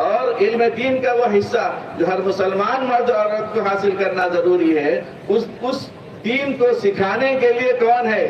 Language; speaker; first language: Urdu; native; Urdu